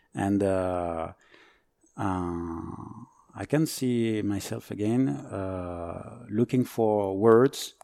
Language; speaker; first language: English; non-native, fluent; French